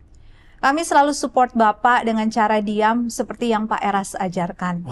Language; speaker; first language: Indonesian; native; Indonesian